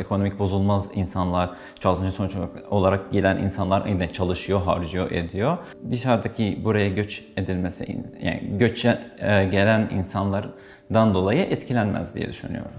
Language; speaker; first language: Turkish; non-native, fluent; Arabic